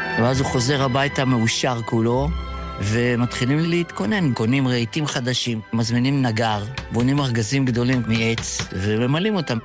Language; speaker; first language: Hebrew; early bilingual, other home language; Yiddish